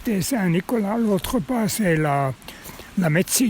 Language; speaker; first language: French; non-native, local second language; German